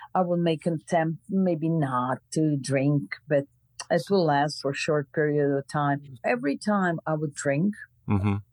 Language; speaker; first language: English; non-native, fluent; Croatian